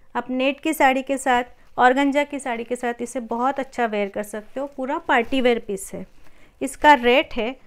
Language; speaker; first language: Hindi; non-native, local second language; Marathi